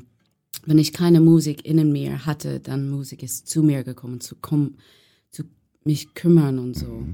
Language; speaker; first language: German; non-native, learner; English